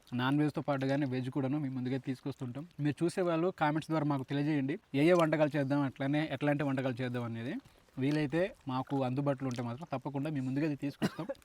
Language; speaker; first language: Telugu; native; Telugu